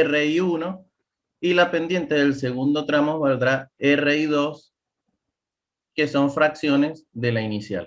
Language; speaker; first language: Spanish; native; Spanish